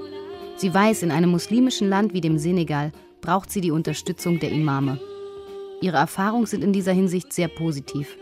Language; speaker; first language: German; native; German